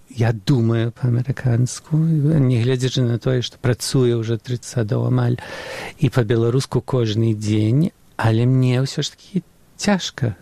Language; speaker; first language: Belarusian; early bilingual, heritage; Belarusian